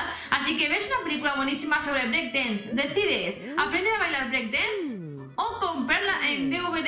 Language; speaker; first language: Spanish; native; Spanish